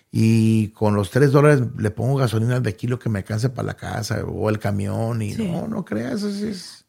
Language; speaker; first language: Spanish; early bilingual, heritage; Spanish